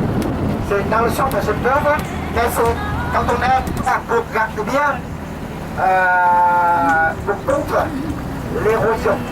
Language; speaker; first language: French; non-native, learner; Vietnamese